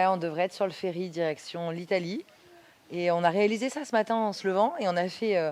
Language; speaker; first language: French; native; French